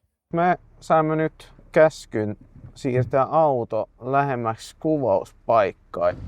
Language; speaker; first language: Finnish; non-native, fluent; Swedish